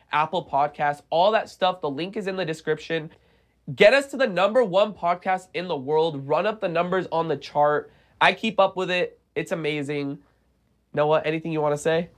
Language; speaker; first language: English; native; English